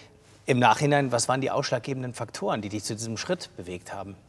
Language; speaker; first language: German; native; German